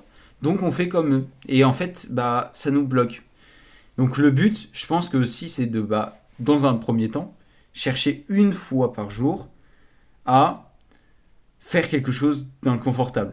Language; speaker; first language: French; native; French